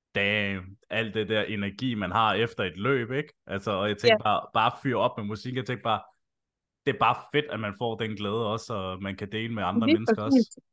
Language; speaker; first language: Danish; native; Danish